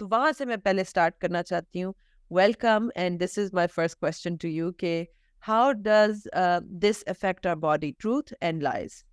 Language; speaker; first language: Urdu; early bilingual, heritage; Urdu